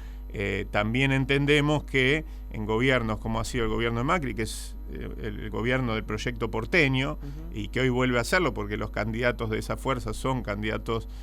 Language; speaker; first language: Spanish; native; Spanish